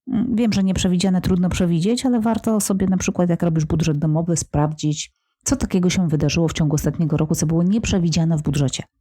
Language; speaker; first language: Polish; native; Polish